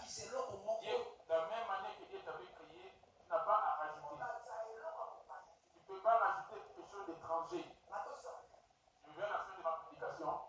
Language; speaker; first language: French; non-native, local second language; Lingala